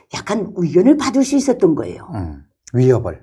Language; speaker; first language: Korean; early bilingual, other home language; Chinese